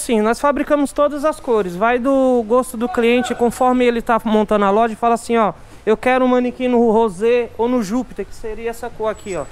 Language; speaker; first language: Portuguese; native; Portuguese